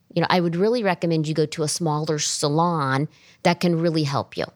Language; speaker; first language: English; native; English